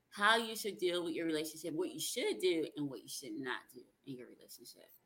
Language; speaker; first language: English; native; English